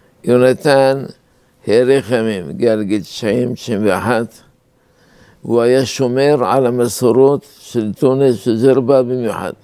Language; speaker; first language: Hebrew; non-native, fluent; Arabic